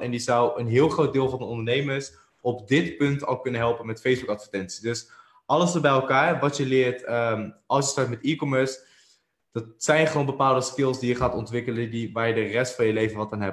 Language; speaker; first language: Dutch; native; Dutch